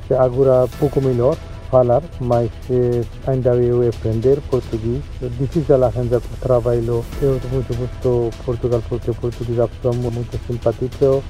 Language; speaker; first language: Portuguese; non-native, learner; Bangla